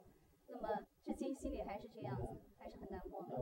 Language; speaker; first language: Chinese; native; Chinese